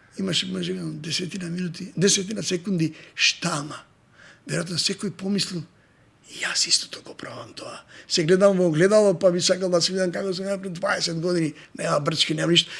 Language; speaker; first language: Macedonian; non-native, local second language; Serbian